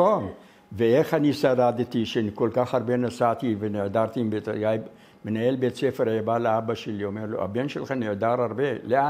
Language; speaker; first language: Hebrew; non-native, fluent; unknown